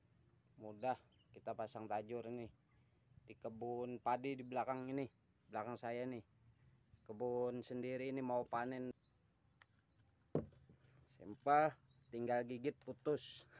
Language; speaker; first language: Indonesian; native; Indonesian